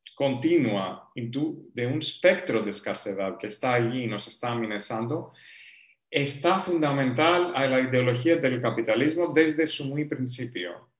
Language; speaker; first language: Spanish; non-native, fluent; Greek